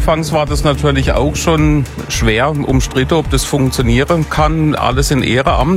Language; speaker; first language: German; native; German